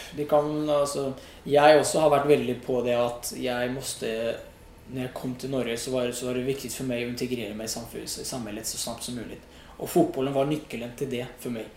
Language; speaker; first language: Swedish; non-native, fluent; Riffian